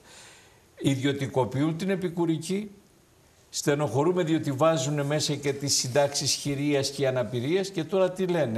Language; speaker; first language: Greek; native; Greek